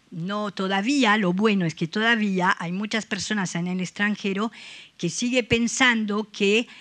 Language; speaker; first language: Spanish; non-native, fluent; French